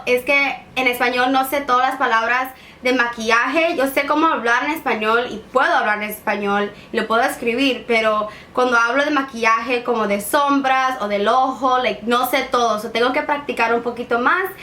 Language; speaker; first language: Spanish; early bilingual, other home language; English